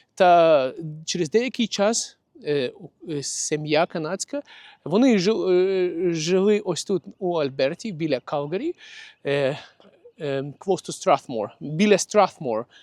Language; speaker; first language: Ukrainian; non-native, local second language; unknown